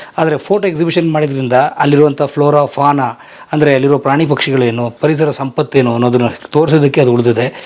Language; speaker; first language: Kannada; native; Kannada